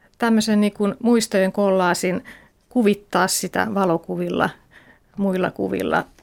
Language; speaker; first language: Finnish; native; Finnish